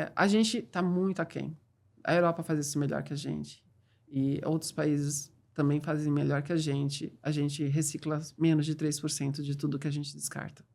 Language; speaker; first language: Portuguese; native; Portuguese